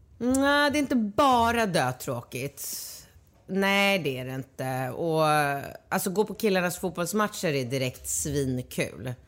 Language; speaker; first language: Swedish; native; Swedish